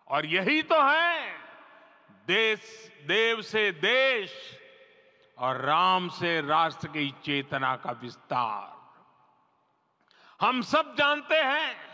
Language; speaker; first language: Hindi; non-native, local second language; Gujarati